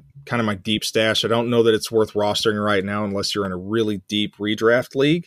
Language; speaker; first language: English; native; English